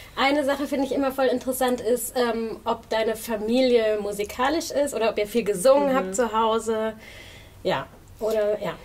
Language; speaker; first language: German; native; German